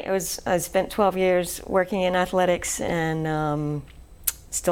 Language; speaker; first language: English; native; English